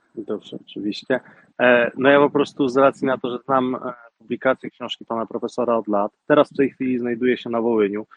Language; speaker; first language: Polish; native; Polish